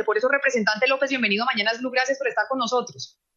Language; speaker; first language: Spanish; native; Spanish